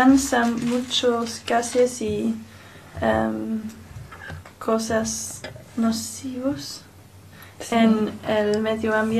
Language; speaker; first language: Spanish; non-native, learner; English